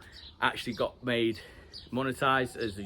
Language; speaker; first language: English; native; English